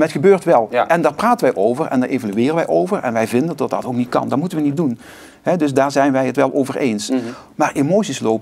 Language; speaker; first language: Dutch; native; Dutch